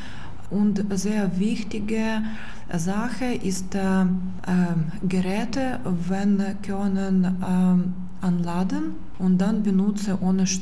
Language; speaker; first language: German; non-native, learner; Ukrainian